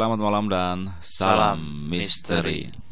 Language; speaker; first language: Indonesian; native; Indonesian